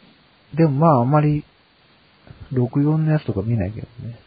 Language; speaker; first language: Japanese; native; Japanese